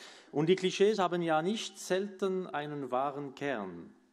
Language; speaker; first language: German; non-native, local second language; French